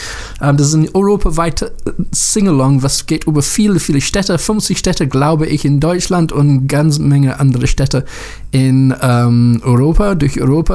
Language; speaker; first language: German; non-native, learner; English